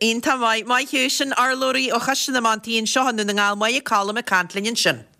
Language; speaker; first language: Irish; native; Irish